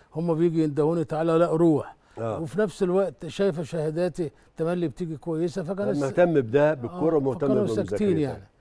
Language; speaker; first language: Arabic; native; Arabic